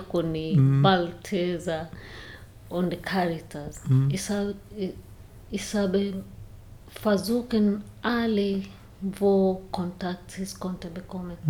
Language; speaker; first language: German; non-native, learner; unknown